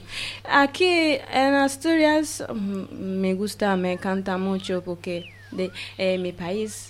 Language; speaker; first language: Spanish; non-native, learner; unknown